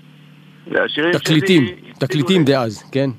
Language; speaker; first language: Hebrew; native; Hebrew